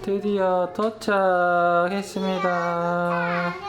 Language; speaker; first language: Korean; native; Korean